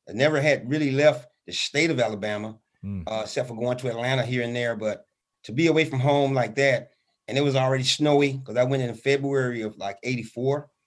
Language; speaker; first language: English; native; English